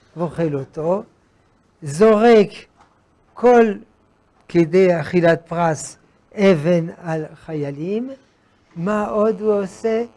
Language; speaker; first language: Hebrew; non-native, fluent; French